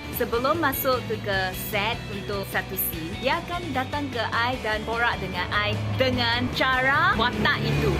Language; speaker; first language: Malay; non-native, local second language; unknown